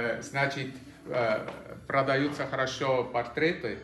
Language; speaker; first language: Russian; non-native, fluent; German